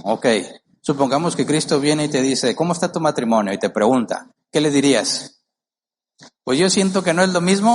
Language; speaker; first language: Spanish; native; Spanish